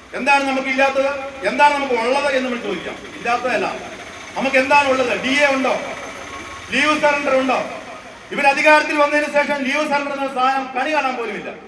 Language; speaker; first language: Malayalam; native; Malayalam